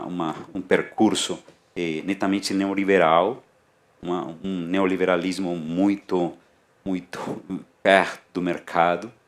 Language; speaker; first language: Portuguese; non-native, fluent; Spanish